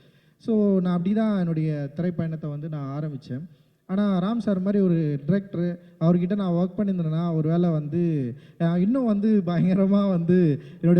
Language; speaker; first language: Tamil; native; Tamil